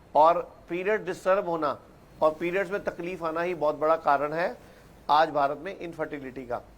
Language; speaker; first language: Hindi; native; Hindi